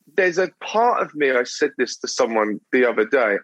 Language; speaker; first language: English; native; English